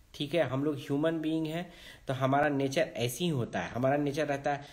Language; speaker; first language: Hindi; native; Hindi